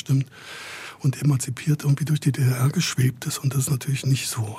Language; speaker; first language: German; native; German